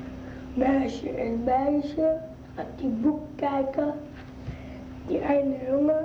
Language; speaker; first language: Dutch; early bilingual, other home language; Arabic